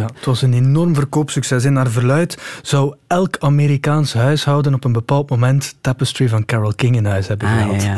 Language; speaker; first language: Dutch; native; Dutch